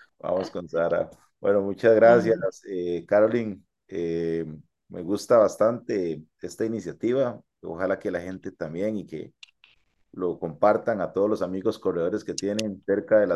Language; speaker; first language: Spanish; native; Spanish